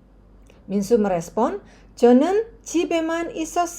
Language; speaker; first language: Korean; non-native, fluent; Indonesian